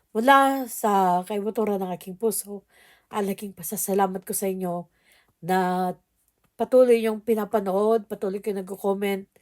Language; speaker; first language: Filipino; native; Filipino